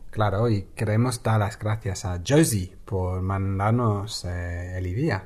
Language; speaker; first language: Spanish; non-native, fluent; English